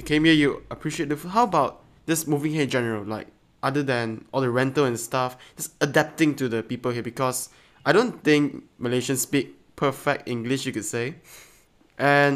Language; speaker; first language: English; non-native, local second language; Chinese